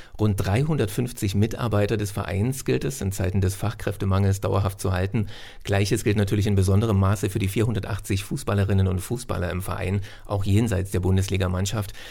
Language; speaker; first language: German; native; German